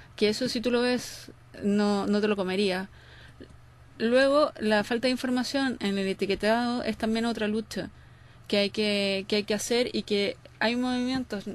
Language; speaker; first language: Spanish; native; Spanish